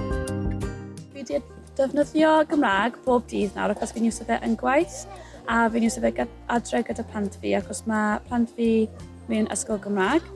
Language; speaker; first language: Welsh; non-native, local second language; English